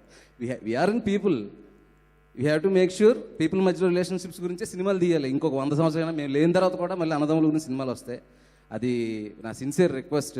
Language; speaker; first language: Telugu; native; Telugu